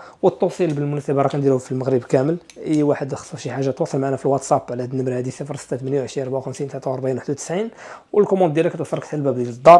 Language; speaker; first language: Arabic; native; Arabic